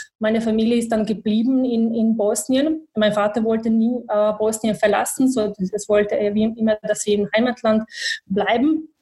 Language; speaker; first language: German; non-native, fluent; Bosnian